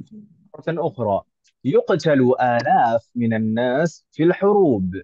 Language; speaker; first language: Arabic; non-native, fluent; Indonesian